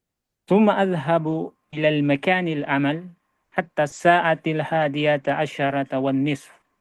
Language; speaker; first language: Arabic; non-native, learner; Indonesian